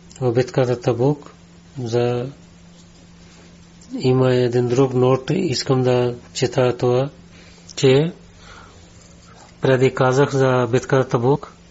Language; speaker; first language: Bulgarian; non-native, learner; Urdu